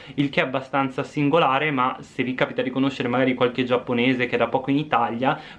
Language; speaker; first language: Italian; native; Italian